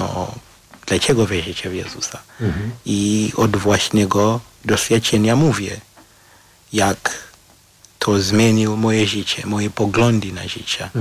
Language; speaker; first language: Polish; non-native, fluent; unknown